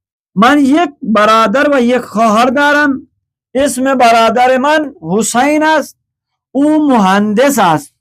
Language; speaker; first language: Persian; non-native, fluent; Urdu